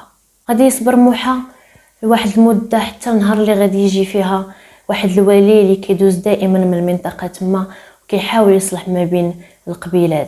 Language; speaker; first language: Arabic; native; Arabic